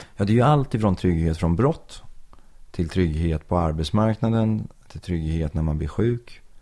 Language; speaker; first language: Swedish; early bilingual, other home language; Persian